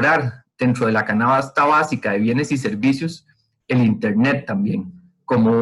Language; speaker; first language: Spanish; native; Spanish